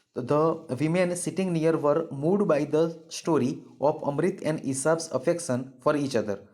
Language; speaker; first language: English; non-native, local second language; Gujarati